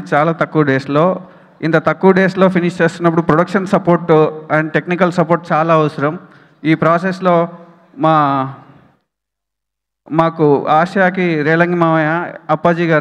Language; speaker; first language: Telugu; native; Telugu